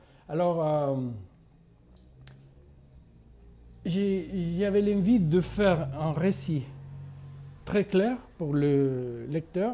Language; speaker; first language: French; non-native, fluent; Spanish